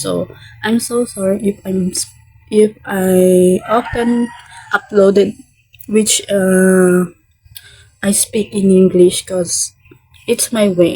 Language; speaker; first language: English; non-native, learner; Filipino